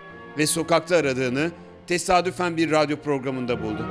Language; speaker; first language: Turkish; native; Turkish